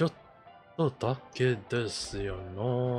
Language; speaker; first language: Japanese; non-native, learner; English